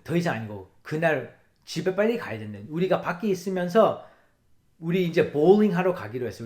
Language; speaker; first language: Korean; early bilingual, heritage; English